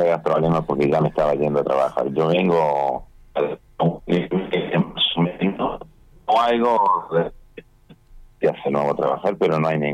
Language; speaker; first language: Spanish; native; Spanish